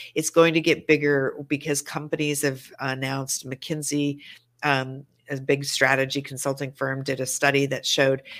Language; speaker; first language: English; native; English